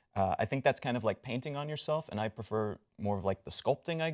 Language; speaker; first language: English; native; English